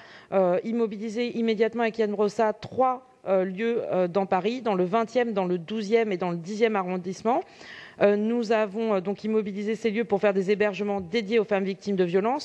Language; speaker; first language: French; native; French